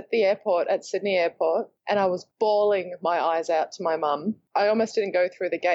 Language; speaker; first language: English; native; English